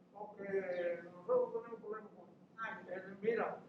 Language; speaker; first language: Spanish; native; Spanish